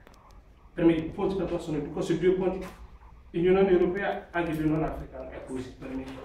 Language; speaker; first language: Italian; non-native, learner; French